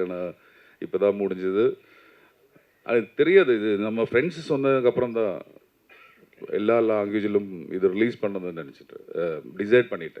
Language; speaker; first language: Tamil; non-native, learner; Malayalam